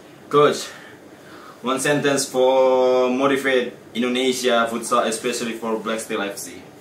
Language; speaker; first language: English; non-native, learner; Indonesian